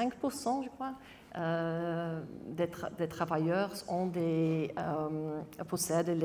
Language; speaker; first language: French; non-native, local second language; Dutch